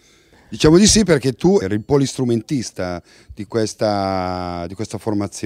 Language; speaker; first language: Italian; native; Italian